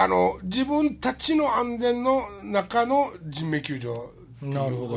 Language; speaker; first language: Japanese; native; Japanese